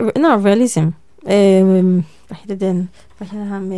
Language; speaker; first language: Danish; non-native, learner; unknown